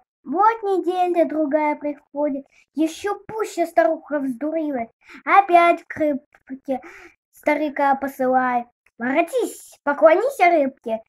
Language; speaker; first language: Russian; native; Russian